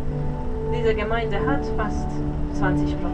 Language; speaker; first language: German; non-native, fluent; Hungarian